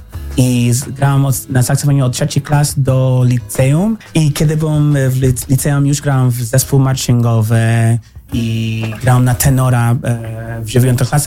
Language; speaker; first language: Polish; early bilingual, heritage; English